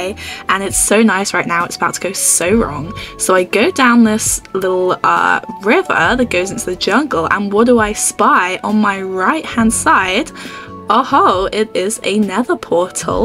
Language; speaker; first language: English; native; English